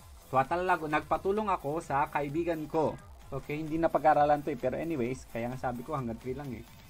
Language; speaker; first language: Filipino; native; Filipino